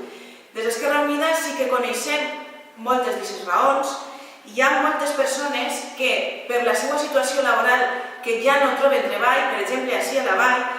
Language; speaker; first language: Catalan; native; Catalan